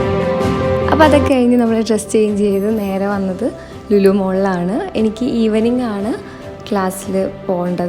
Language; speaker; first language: Malayalam; native; Malayalam